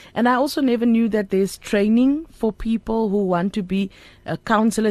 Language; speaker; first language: English; non-native, local second language; Afrikaans